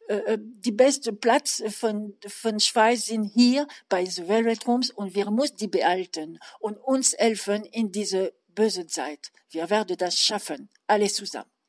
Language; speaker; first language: German; non-native, learner; French